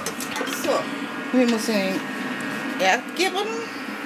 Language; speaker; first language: German; non-native, learner; Portuguese